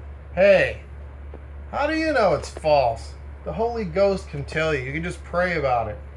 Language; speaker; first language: English; native; English